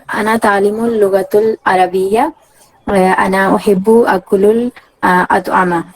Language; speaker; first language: Arabic; non-native, learner; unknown